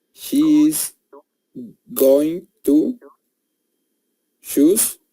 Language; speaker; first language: English; non-native, learner; Spanish